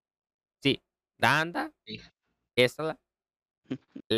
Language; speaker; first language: Spanish; non-native, learner; English